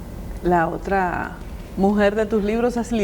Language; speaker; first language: Spanish; native; Spanish